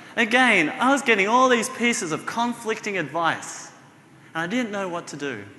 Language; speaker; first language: English; native; English